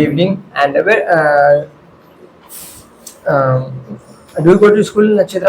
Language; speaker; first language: English; non-native, fluent; Hindi